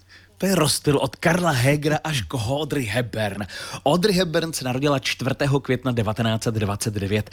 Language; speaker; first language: Czech; native; Czech